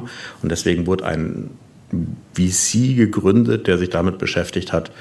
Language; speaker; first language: German; native; German